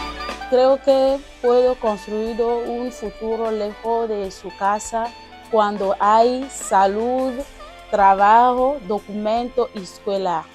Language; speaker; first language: Spanish; non-native, learner; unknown